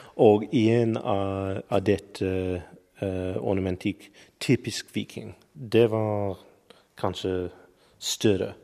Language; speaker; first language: Norwegian; non-native, learner; English